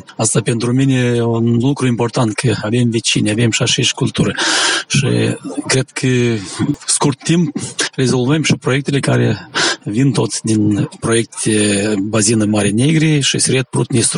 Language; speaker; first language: Romanian; non-native, local second language; Gagauz